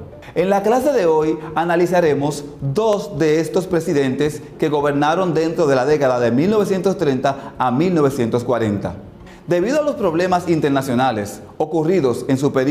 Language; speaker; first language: Spanish; native; Spanish